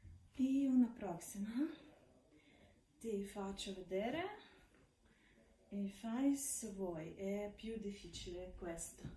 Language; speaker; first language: Italian; non-native, learner; Russian